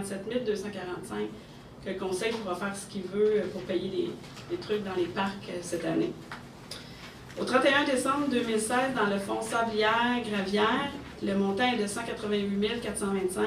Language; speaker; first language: French; native; French